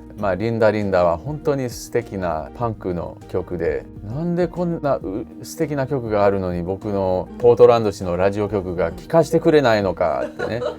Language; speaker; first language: Japanese; non-native, fluent; English